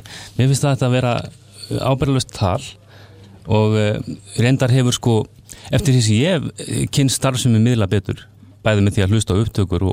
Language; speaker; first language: Icelandic; native; Icelandic